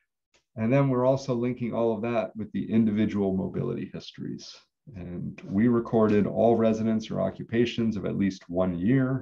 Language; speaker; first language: English; native; English